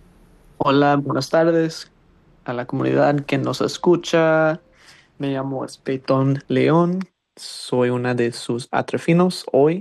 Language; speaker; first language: Spanish; non-native, learner; English